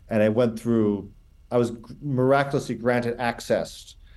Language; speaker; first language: English; native; English